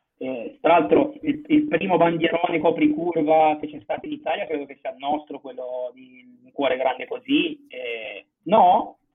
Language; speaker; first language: Italian; native; Italian